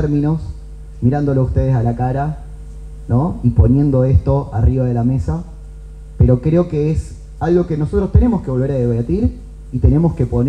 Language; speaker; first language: Spanish; native; Spanish